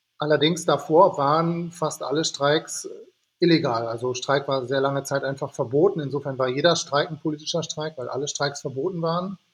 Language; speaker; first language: German; native; German